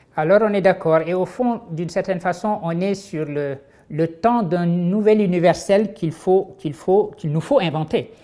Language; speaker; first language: French; non-native, local second language; Wolof